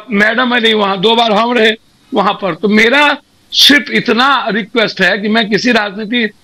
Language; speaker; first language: Hindi; native; Hindi